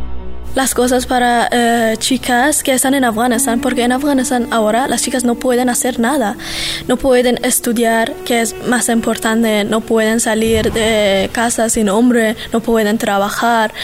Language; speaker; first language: Spanish; non-native, learner; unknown